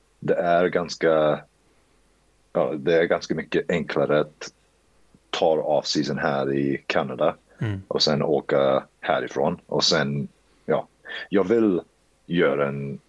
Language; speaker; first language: Swedish; early bilingual, heritage; Swedish